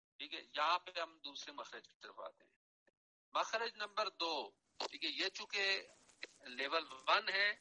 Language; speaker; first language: Urdu; non-native, local second language; Punjabi